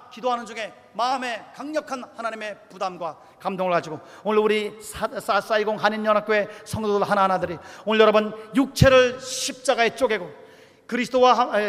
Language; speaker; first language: Korean; native; Korean